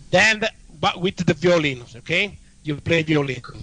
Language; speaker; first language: English; non-native, learner; Italian